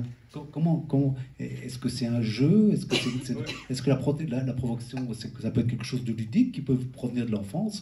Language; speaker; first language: French; native; French